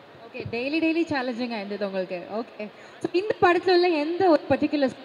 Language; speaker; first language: Tamil; native; Tamil